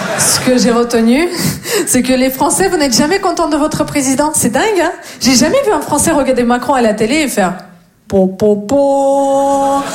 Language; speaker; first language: French; non-native, fluent; Russian